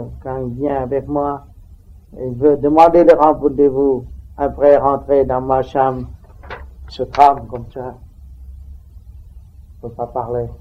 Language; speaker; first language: French; non-native, learner; Vietnamese